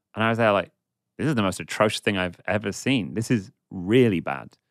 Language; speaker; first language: English; native; English